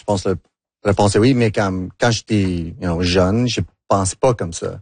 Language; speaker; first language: French; non-native, local second language; English